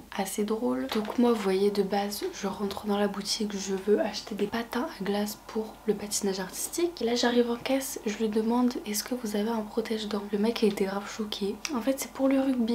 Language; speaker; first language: French; native; French